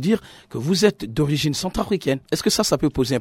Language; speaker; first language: French; non-native, local second language; Sango